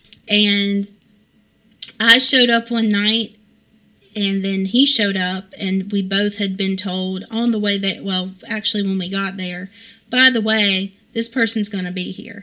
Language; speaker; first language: English; native; English